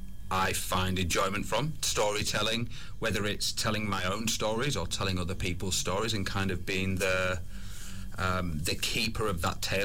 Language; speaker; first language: English; native; English